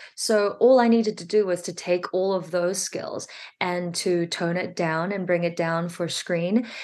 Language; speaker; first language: English; native; English